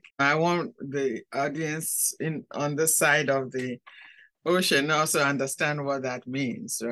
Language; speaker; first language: English; non-native, local second language; Akan